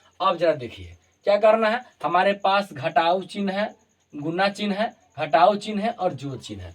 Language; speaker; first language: Hindi; native; Hindi